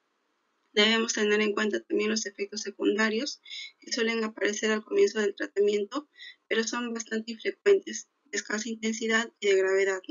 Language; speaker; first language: Spanish; native; Spanish